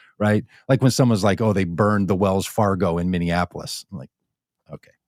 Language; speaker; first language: English; native; English